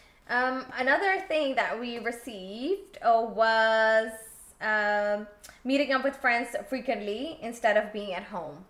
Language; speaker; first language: English; non-native, local second language; Urdu